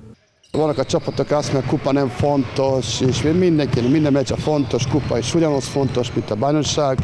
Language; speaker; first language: Hungarian; non-native, learner; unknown